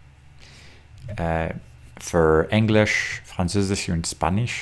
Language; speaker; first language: German; non-native, learner; English